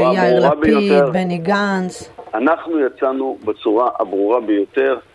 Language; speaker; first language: Hebrew; native; Hebrew